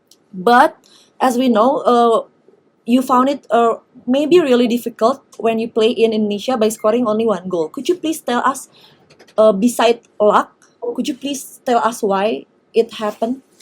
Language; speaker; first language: English; non-native, fluent; Indonesian